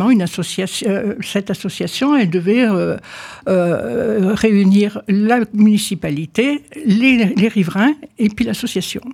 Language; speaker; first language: French; native; French